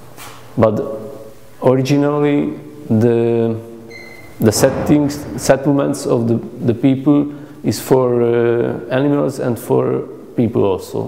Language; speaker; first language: English; non-native, learner; Hungarian